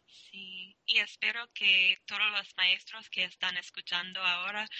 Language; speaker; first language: Spanish; non-native, learner; English